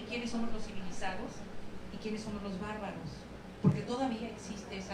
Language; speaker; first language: Spanish; native; Spanish